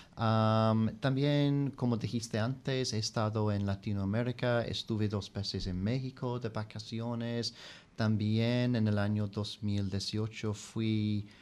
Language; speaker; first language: Spanish; non-native, fluent; English